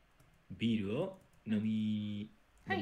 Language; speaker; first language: Japanese; non-native, learner; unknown